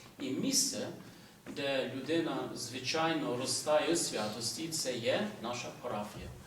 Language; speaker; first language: Ukrainian; early bilingual, heritage; Ukrainian